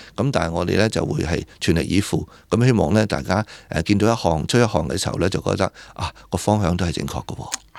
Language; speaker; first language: Cantonese; native; Cantonese